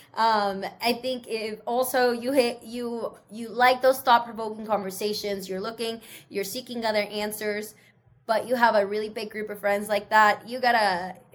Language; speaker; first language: English; early bilingual, other home language; Spanish